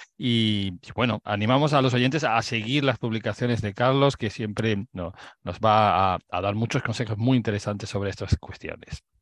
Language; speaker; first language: Spanish; native; Spanish